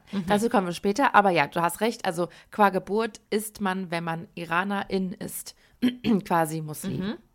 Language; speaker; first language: German; early bilingual, other home language; Persian